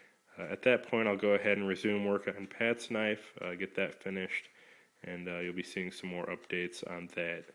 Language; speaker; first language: English; native; English